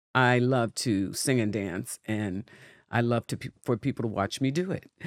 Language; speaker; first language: English; native; English